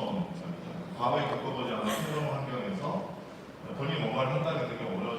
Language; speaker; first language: Korean; native; Korean